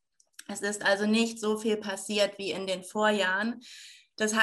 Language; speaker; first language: German; native; German